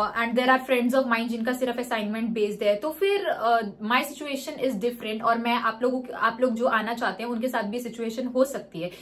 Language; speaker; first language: Hindi; native; Hindi